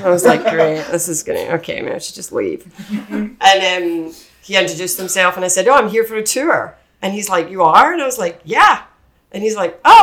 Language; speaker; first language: English; native; English